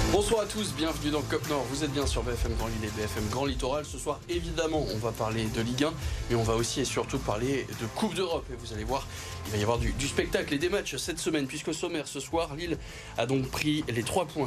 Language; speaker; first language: French; native; French